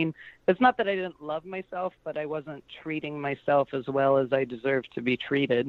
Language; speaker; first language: English; native; English